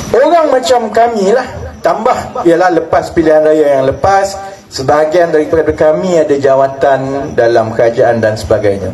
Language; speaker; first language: Malay; native; Malay